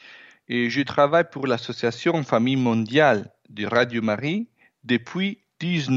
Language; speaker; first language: French; non-native, fluent; Italian